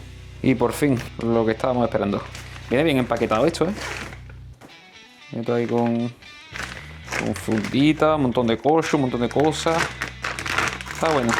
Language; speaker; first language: Spanish; native; Spanish